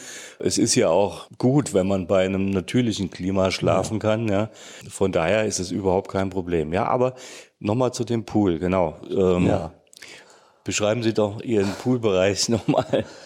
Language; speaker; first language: German; native; German